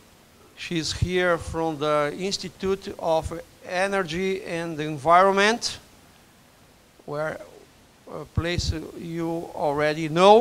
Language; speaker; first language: English; non-native, fluent; Portuguese